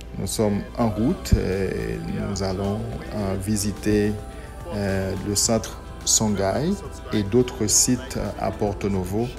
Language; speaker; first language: French; non-native, local second language; Haitian Creole